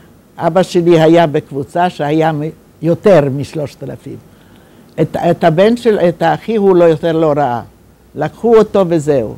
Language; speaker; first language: Hebrew; non-native, fluent; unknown